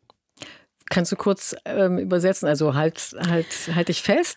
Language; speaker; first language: German; native; German